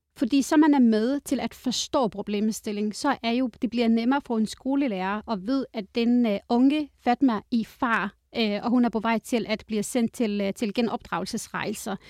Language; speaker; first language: Danish; non-native, fluent; Arabic